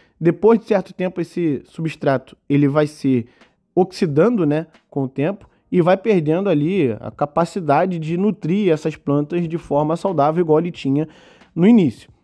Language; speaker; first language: Portuguese; native; Portuguese